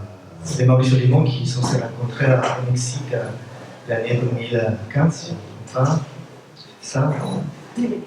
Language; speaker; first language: French; non-native, fluent; Spanish